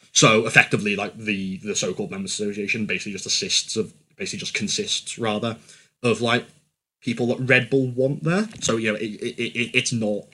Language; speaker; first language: English; native; English